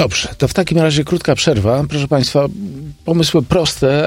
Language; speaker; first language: Polish; native; Polish